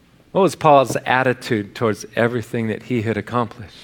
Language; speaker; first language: English; native; English